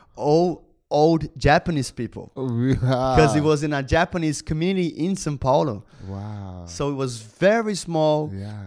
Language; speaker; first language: English; non-native, fluent; Portuguese